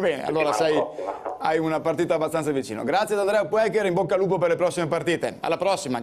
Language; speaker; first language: Italian; native; Italian